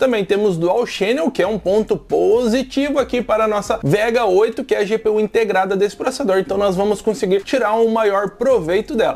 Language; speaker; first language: Portuguese; native; Portuguese